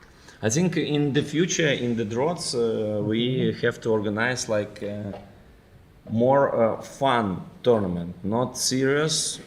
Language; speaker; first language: English; non-native, fluent; Ukrainian